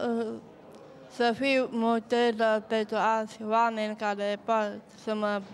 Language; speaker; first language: Romanian; non-native, learner; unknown